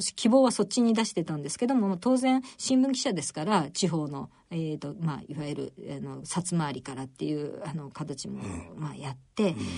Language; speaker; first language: Japanese; native; Japanese